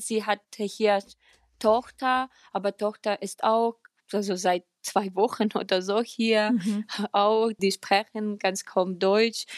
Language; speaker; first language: German; non-native, fluent; Ukrainian